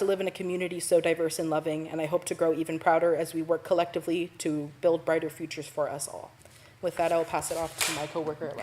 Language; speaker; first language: English; native; English